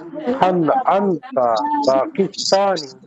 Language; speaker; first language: Arabic; non-native, learner; Bangla